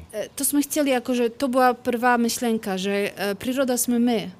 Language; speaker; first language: Slovak; non-native, learner; Polish